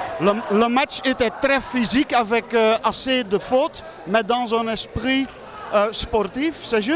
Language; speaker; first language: French; non-native, local second language; Dutch